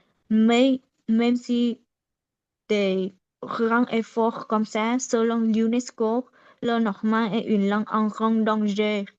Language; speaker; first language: French; non-native, learner; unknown